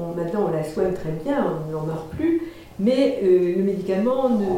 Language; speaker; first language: French; native; French